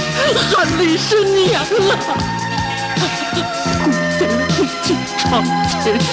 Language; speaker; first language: Chinese; native; Chinese